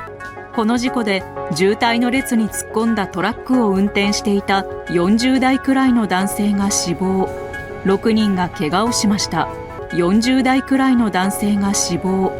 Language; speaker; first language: Japanese; native; Japanese